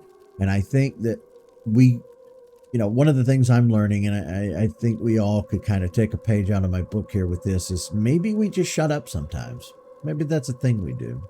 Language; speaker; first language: English; native; English